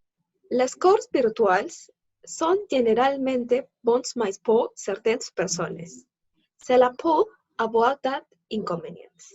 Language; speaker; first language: French; non-native, learner; Spanish